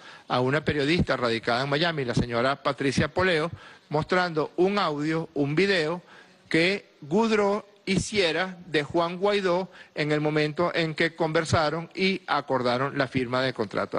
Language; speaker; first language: Spanish; native; Spanish